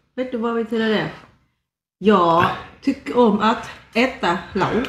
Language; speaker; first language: Swedish; non-native, learner; Vietnamese